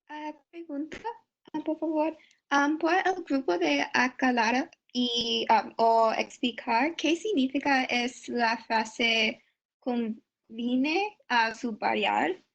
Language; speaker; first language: Spanish; non-native, learner; English